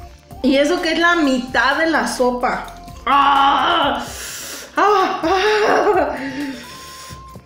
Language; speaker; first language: Spanish; native; Spanish